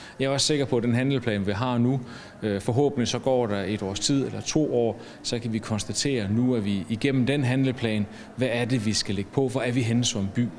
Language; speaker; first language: Danish; native; Danish